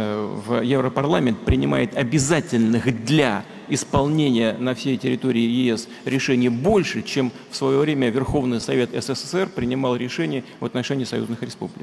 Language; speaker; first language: Russian; native; Russian